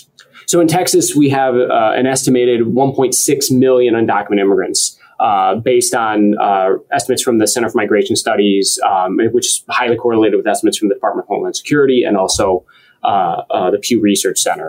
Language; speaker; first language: English; native; English